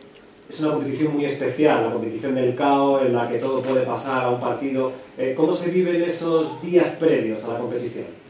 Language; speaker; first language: Spanish; native; Spanish